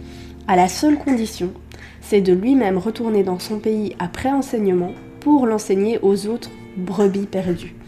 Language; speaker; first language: French; native; French